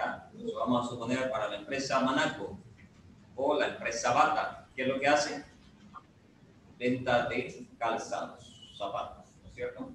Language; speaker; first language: Spanish; native; Spanish